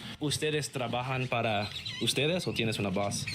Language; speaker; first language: Spanish; non-native, learner; English